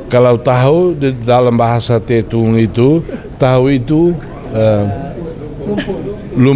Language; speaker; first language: Indonesian; non-native, fluent; Tetum